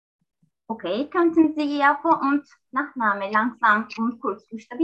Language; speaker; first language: German; non-native, learner; Turkish